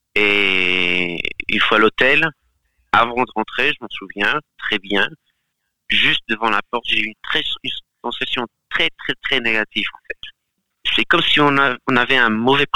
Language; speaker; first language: French; non-native, fluent; Galician